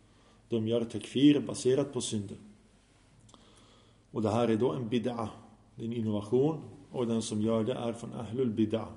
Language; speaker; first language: Swedish; early bilingual, other home language; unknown